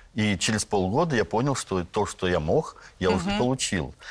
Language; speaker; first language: Russian; native; Russian